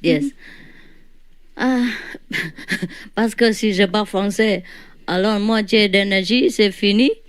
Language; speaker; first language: French; non-native, learner; Vietnamese